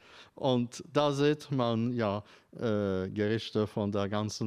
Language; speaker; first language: German; non-native, fluent; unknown